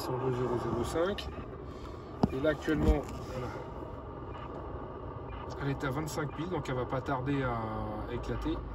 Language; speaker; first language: French; native; French